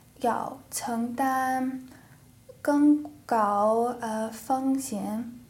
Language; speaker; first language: Chinese; non-native, learner; English